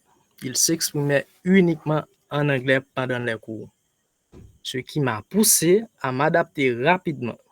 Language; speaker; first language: French; non-native, local second language; Haitian Creole